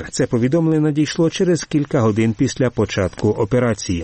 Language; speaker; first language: Ukrainian; native; Ukrainian